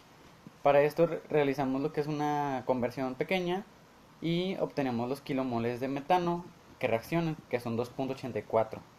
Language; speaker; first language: Spanish; native; Spanish